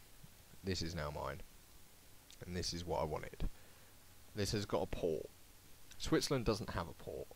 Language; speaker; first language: English; native; English